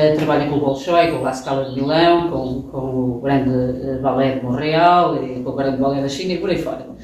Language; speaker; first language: Portuguese; native; Portuguese